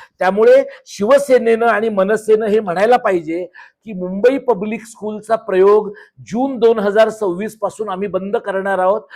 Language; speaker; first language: Marathi; native; Marathi